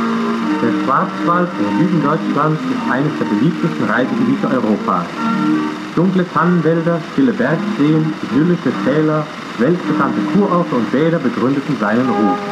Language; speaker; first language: German; native; German